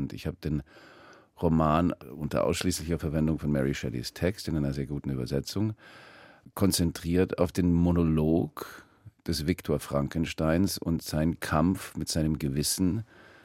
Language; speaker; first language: German; early bilingual, heritage; German